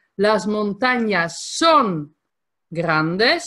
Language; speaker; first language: Spanish; non-native, fluent; Dutch